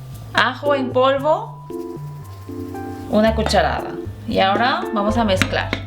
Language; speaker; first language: Spanish; non-native, fluent; Korean